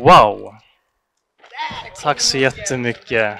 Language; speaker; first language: Swedish; native; Swedish